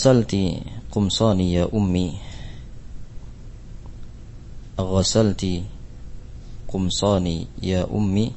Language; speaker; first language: Arabic; non-native, fluent; Indonesian